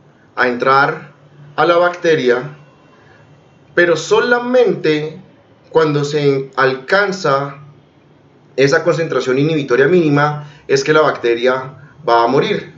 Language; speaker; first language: Spanish; native; Spanish